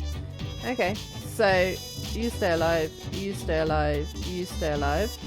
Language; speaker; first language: English; native; English